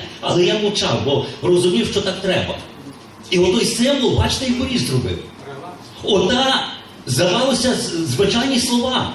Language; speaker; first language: Ukrainian; native; Ukrainian